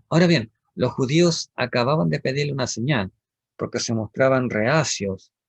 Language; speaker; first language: Spanish; native; Spanish